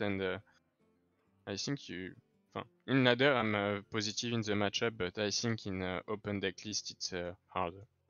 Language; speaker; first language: English; non-native, learner; French